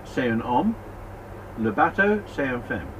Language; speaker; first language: French; non-native, learner; English